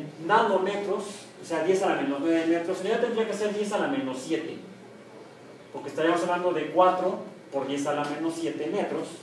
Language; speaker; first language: Spanish; native; Spanish